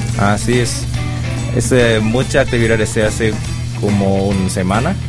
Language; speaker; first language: Spanish; non-native, learner; Indonesian